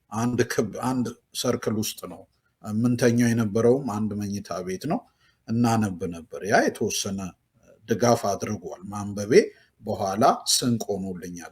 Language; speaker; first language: Amharic; native; Amharic